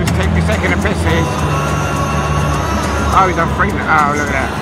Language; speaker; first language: English; native; English